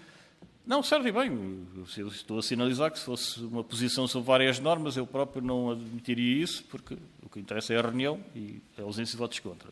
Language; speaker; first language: Portuguese; native; Portuguese